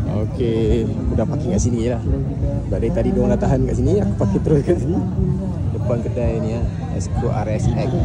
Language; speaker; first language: Malay; native; Malay